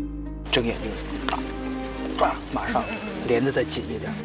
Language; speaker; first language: Chinese; native; Chinese